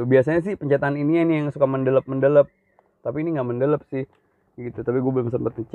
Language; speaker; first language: Indonesian; native; Indonesian